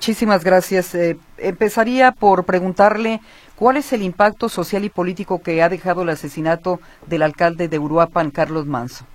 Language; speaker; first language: Spanish; native; Spanish